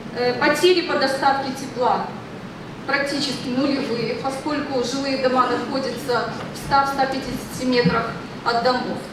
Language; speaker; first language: Russian; native; Russian